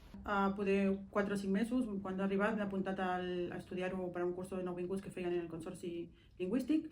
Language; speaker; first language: Catalan; non-native, fluent; Spanish